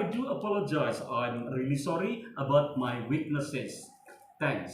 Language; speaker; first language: English; non-native, learner; Indonesian